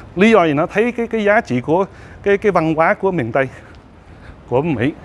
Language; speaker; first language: Vietnamese; early bilingual, heritage; Vietnamese